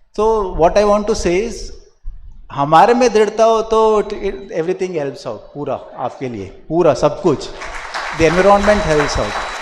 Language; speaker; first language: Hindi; non-native, local second language; Kannada